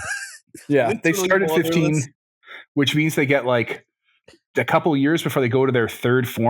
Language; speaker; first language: English; native; English